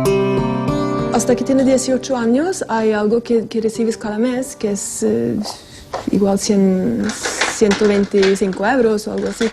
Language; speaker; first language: Spanish; non-native, fluent; Norwegian